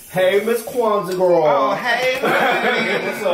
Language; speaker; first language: English; native; English